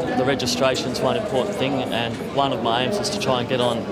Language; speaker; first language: English; native; English